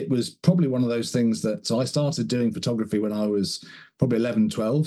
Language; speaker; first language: English; native; English